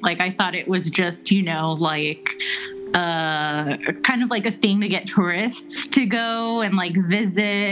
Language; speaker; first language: English; native; English